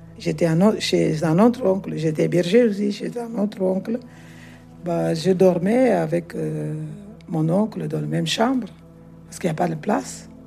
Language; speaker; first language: French; non-native, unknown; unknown